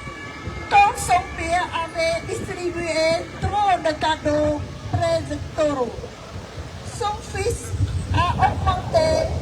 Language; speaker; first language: French; non-native, fluent; Khmer